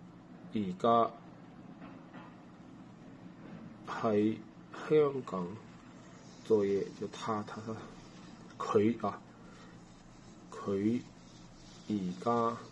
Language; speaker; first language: Cantonese; non-native, learner; Chinese